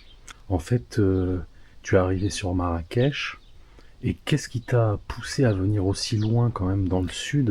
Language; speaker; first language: French; native; French